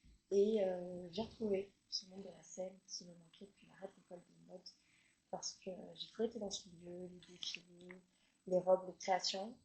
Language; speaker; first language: French; native; French